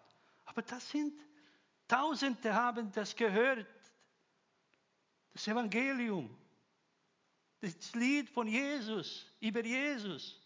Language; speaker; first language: German; non-native, fluent; Croatian